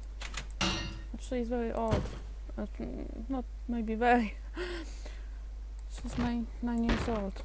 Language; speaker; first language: English; non-native, fluent; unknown